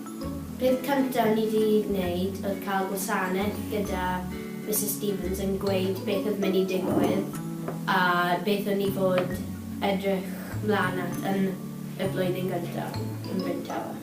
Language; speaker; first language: Welsh; non-native, local second language; English